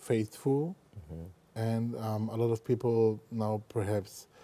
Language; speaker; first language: English; non-native, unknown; German